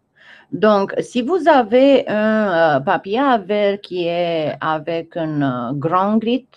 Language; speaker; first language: French; non-native, fluent; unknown